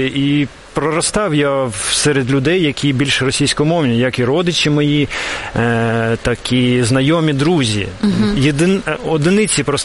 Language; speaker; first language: Ukrainian; non-native, local second language; Russian